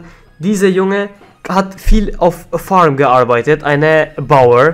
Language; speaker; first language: German; non-native, learner; Albanian